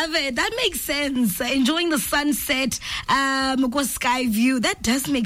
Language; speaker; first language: English; non-native, local second language; Tswana